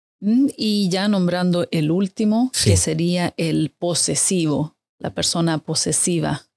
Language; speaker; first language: Spanish; native; Spanish